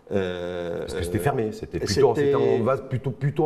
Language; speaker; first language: French; non-native, local second language; Arabic